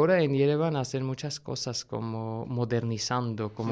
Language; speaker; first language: Spanish; non-native, fluent; Armenian